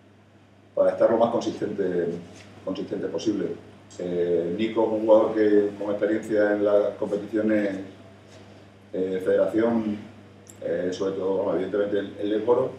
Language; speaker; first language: Spanish; native; Spanish